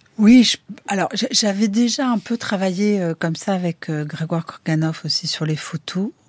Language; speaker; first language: French; native; French